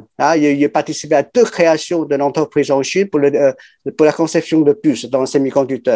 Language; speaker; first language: French; non-native, fluent; Chinese